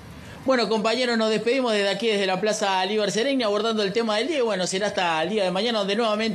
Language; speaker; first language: Spanish; native; Spanish